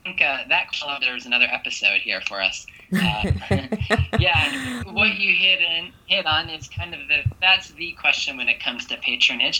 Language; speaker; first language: English; native; English